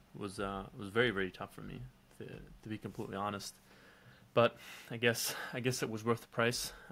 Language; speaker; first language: English; non-native, fluent; Dutch